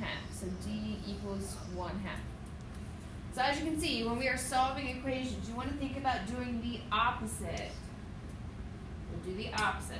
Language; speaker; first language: English; native; English